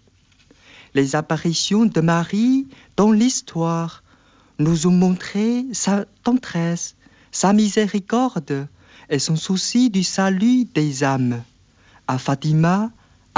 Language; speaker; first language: French; non-native, fluent; Chinese